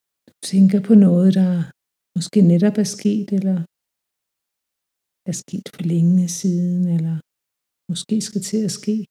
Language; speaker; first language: Danish; native; Danish